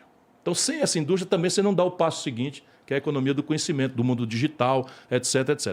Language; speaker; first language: Portuguese; native; Portuguese